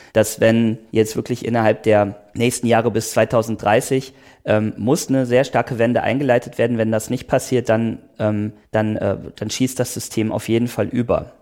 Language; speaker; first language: German; native; German